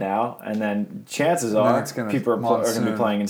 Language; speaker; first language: English; native; English